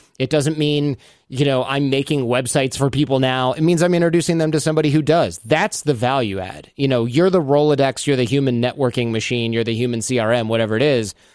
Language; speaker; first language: English; native; English